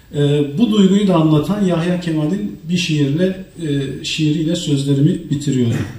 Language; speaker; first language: Turkish; native; Turkish